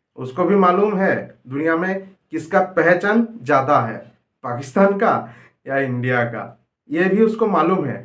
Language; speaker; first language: Hindi; non-native, local second language; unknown